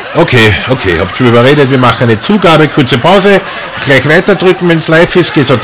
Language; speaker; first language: German; native; German